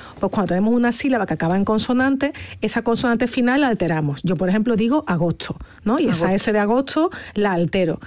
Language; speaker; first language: Spanish; native; Spanish